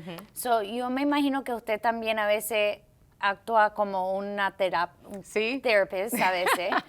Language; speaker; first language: Spanish; early bilingual, heritage; Spanish